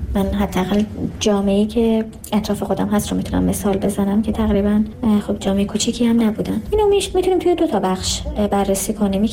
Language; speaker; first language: Persian; non-native, local second language; Kurdish